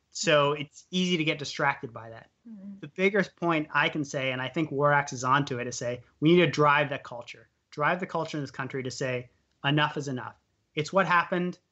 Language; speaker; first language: English; native; English